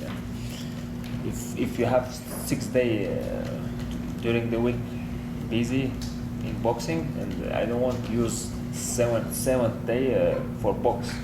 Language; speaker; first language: English; non-native, learner; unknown